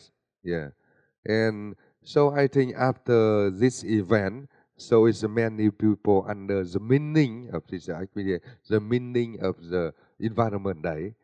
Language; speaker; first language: English; non-native, learner; Vietnamese